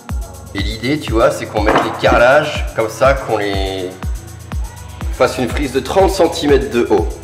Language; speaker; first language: French; native; French